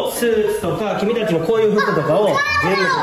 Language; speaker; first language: Japanese; native; Japanese